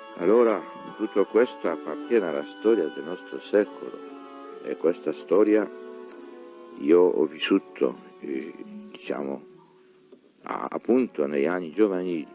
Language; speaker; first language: Italian; non-native, fluent; Polish